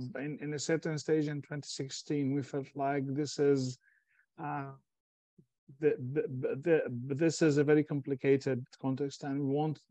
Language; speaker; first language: English; non-native, fluent; Arabic